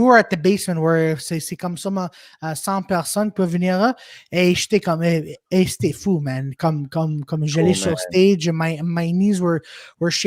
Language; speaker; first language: French; non-native, local second language; English